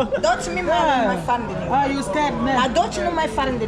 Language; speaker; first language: English; non-native, learner; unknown